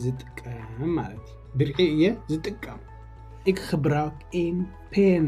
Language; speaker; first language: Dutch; non-native, learner; Tigrinya